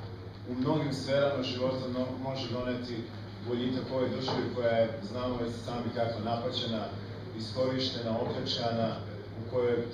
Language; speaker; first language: Serbian; native; Serbian